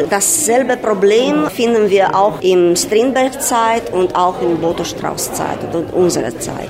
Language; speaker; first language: German; non-native, local second language; Romanian